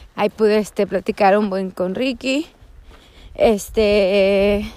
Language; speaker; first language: Spanish; native; Spanish